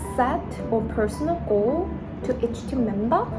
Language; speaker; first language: English; non-native, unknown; Korean